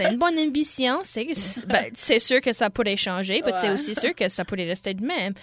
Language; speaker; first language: French; non-native, local second language; English